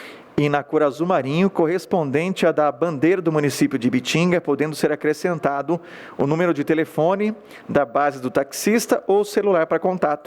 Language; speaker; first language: Portuguese; native; Portuguese